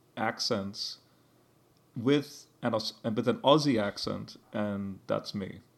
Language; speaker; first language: English; early bilingual, heritage; English